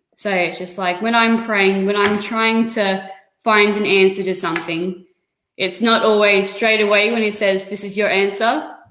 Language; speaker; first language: English; native; English